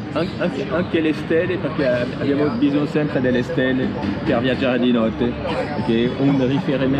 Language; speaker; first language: Italian; non-native, fluent; French